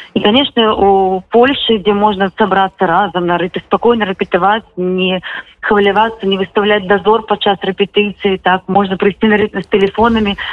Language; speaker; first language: Belarusian; non-native, local second language; Russian